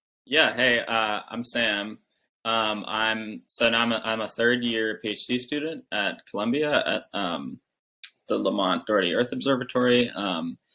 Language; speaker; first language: English; native; English